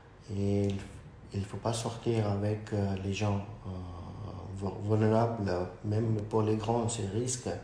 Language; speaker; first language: French; non-native, learner; Urdu